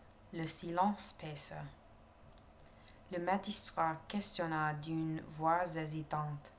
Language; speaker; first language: French; non-native, learner; English